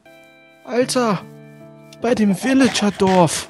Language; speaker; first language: German; native; German